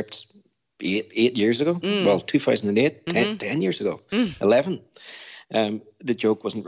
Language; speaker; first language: English; native; English